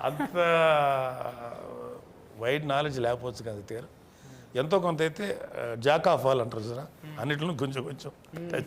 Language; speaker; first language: Telugu; native; Telugu